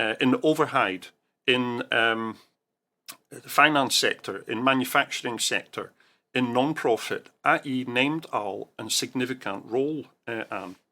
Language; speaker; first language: Dutch; non-native, fluent; English